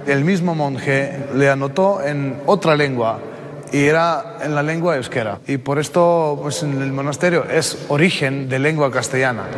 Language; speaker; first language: Spanish; non-native, fluent; Ukrainian